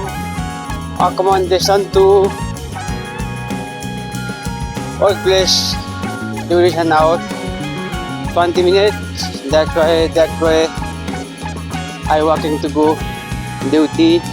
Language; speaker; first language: English; non-native, learner; Nepali